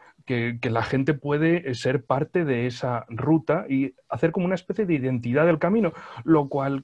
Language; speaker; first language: Spanish; native; Spanish